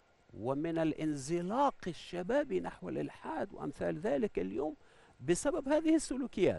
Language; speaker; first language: Arabic; non-native, fluent; Persian